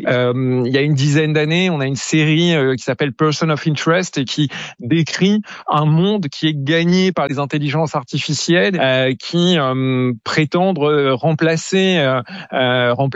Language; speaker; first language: French; native; French